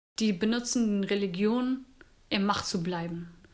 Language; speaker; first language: German; non-native, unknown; Persian